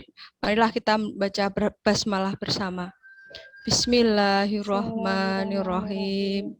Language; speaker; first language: Indonesian; native; Indonesian